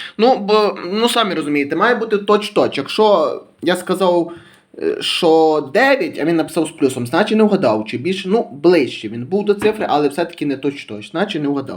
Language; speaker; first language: Ukrainian; native; Ukrainian